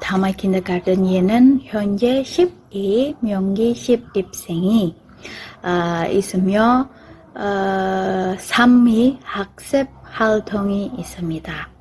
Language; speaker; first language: Korean; non-native, learner; Indonesian